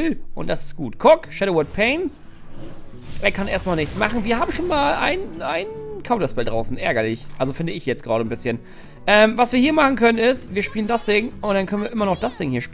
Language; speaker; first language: German; native; German